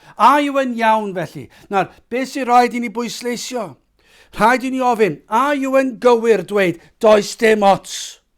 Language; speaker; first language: Welsh; native; Welsh